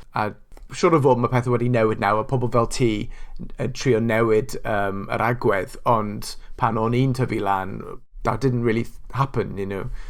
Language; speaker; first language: Welsh; non-native, local second language; English